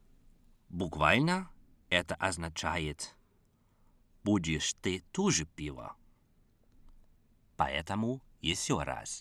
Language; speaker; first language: Russian; non-native, fluent; Dutch